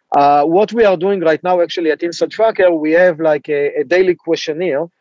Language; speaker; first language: English; non-native, fluent; Hebrew